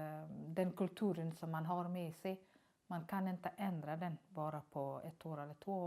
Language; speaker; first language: Swedish; non-native, learner; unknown